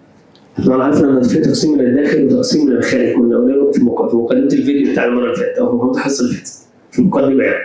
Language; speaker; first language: Arabic; native; Arabic